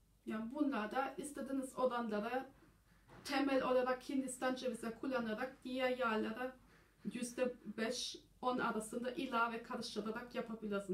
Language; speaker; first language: Turkish; early bilingual, heritage; German